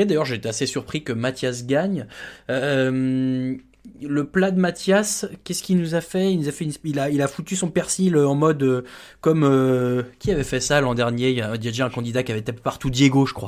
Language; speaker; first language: French; native; French